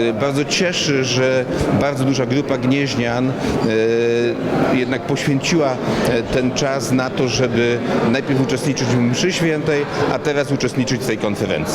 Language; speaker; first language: Polish; native; Polish